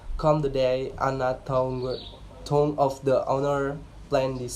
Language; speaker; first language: English; non-native, learner; Indonesian